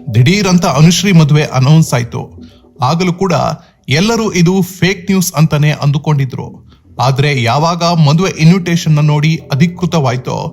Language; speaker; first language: Kannada; native; Kannada